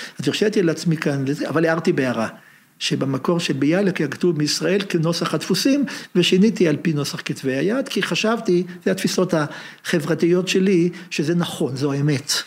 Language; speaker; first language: Hebrew; native; Hebrew